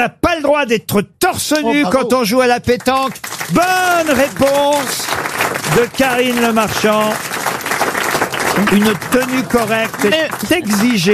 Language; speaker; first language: French; native; French